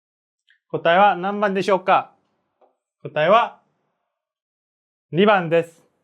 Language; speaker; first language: Japanese; non-native, fluent; Korean